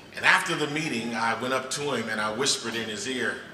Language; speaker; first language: English; native; English